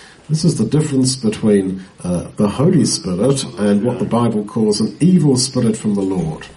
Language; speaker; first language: English; native; English